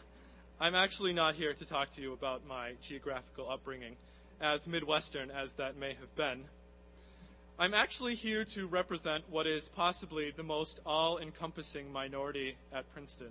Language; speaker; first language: English; native; English